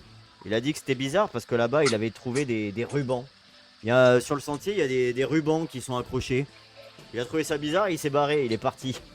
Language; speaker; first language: French; native; French